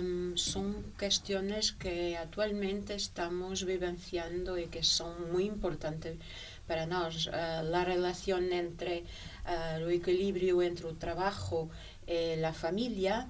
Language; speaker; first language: Spanish; non-native, fluent; Portuguese